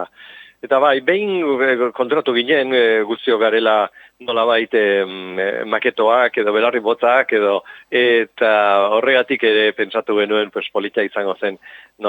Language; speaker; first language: Basque; non-native, local second language; Spanish